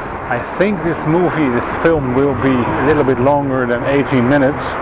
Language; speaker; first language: English; non-native, fluent; Dutch